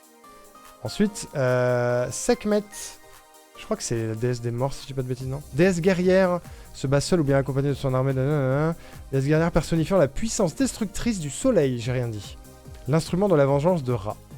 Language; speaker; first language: French; native; French